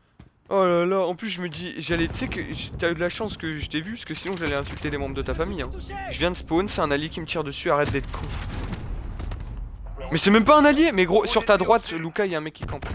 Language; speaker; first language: French; native; French